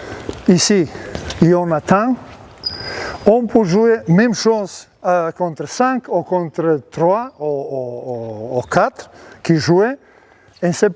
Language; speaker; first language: French; non-native, learner; Serbian